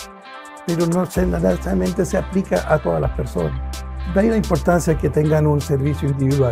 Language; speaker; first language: Spanish; native; Spanish